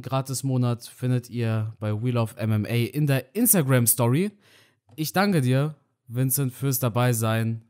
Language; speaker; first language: German; native; German